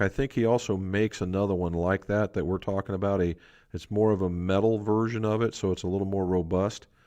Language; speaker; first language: English; native; English